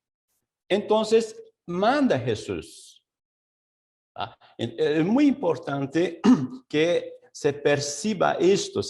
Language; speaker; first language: Spanish; non-native, fluent; Portuguese